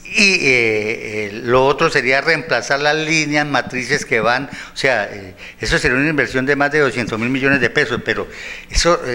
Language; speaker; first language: Spanish; native; Spanish